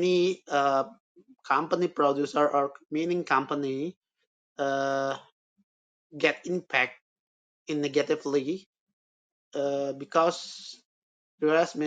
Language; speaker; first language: English; non-native, learner; Indonesian